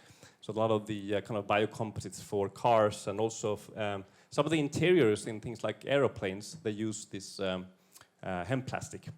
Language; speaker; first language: English; non-native, fluent; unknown